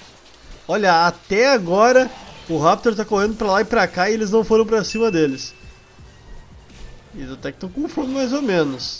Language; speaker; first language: Portuguese; native; Portuguese